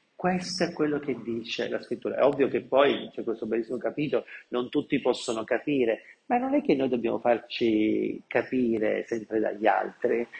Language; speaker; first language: Italian; non-native, local second language; Sicilian